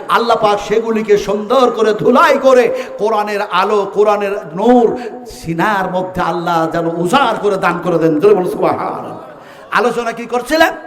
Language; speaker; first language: Bangla; non-native, local second language; Urdu